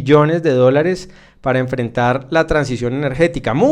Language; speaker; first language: Spanish; native; Spanish